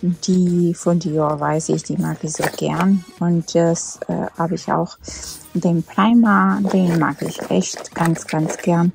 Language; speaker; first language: German; non-native, fluent; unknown